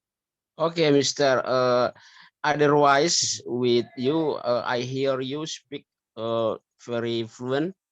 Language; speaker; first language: English; non-native, learner; Indonesian